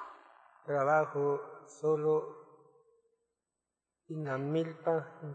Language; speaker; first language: Spanish; non-native, local second language; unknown